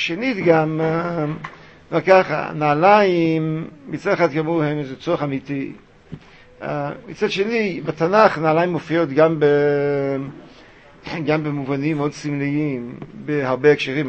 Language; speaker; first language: Hebrew; native; Hebrew